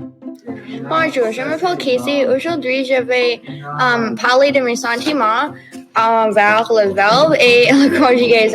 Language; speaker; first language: French; non-native, learner; English